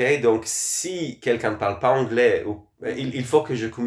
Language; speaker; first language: French; non-native, fluent; Hebrew